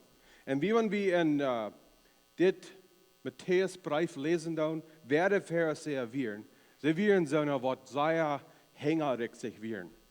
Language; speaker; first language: German; non-native, learner; Plautdietsch